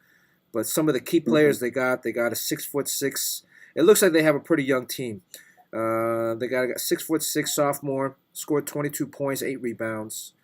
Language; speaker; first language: English; native; English